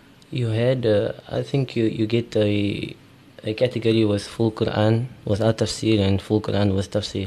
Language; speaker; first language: English; native; English